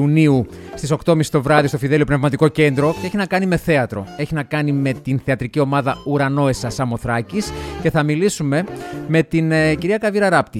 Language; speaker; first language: Greek; native; Greek